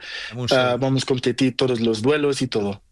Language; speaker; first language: Spanish; non-native, learner; Portuguese